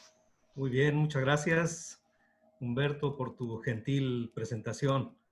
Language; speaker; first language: Spanish; native; Spanish